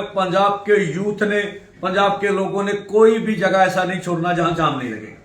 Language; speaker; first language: Hindi; non-native, local second language; Punjabi